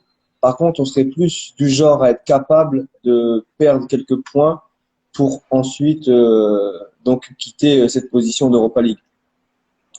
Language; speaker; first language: French; native; French